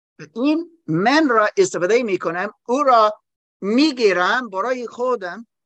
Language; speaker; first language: Persian; non-native, learner; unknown